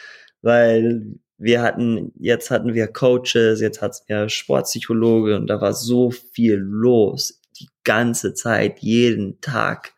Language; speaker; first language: German; early bilingual, heritage; German